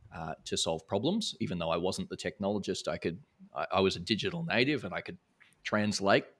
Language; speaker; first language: English; native; English